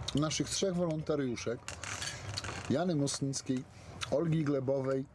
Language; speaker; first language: Polish; native; Polish